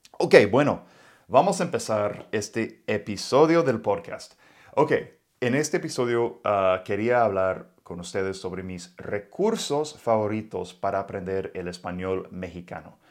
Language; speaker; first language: Spanish; non-native, fluent; English